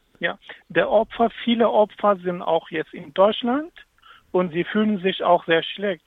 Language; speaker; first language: German; non-native, fluent; Kurdish